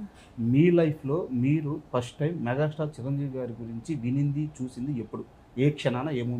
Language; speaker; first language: Telugu; native; Telugu